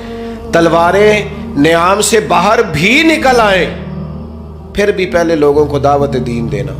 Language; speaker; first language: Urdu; non-native, local second language; Punjabi